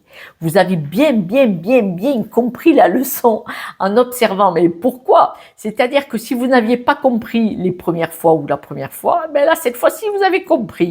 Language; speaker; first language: French; native; French